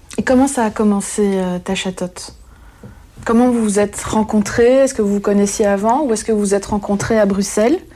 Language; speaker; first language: French; native; French